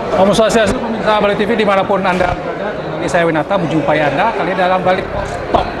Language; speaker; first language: Indonesian; native; Indonesian